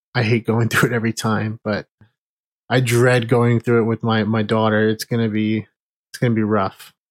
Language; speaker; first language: English; native; English